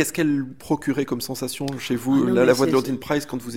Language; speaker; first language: French; native; French